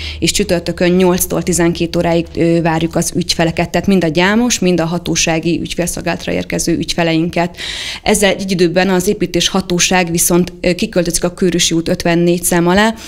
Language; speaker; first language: Hungarian; native; Hungarian